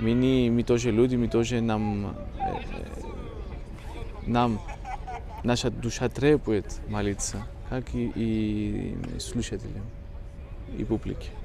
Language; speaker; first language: Russian; non-native, fluent; Greek